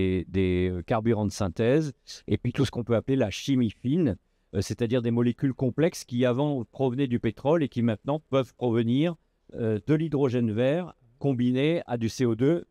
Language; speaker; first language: French; native; French